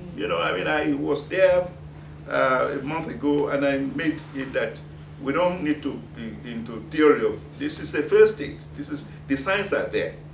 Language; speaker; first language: English; non-native, local second language; Yoruba